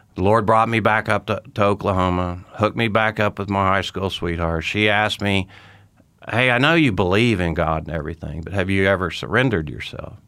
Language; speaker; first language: English; native; English